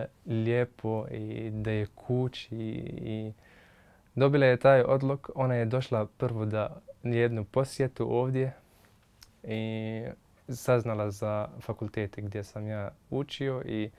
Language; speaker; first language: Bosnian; non-native, fluent; Arabic